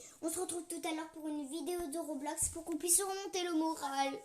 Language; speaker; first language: French; native; French